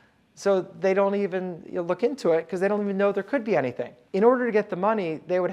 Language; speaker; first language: English; native; English